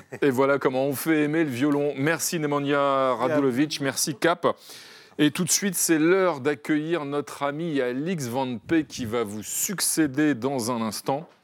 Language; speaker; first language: French; native; French